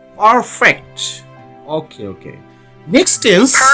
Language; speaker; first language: English; non-native, learner; Bangla